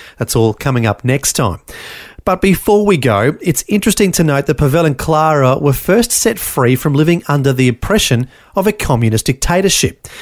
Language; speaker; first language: English; native; English